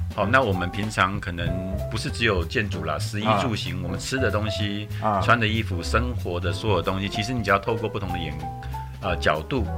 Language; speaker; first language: Chinese; native; Chinese